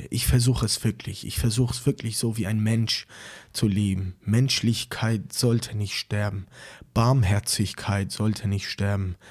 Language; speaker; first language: German; non-native, fluent; Persian